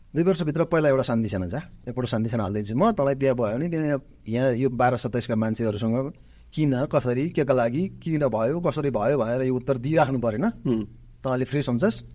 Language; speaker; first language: Nepali; native; Nepali